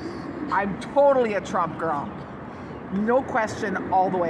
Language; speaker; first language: English; native; English